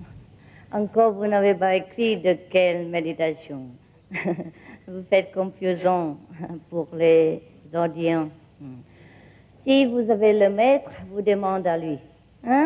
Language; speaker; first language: French; non-native, learner; Vietnamese